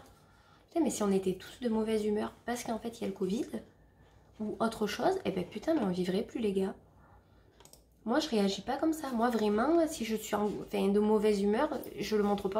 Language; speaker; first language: French; native; French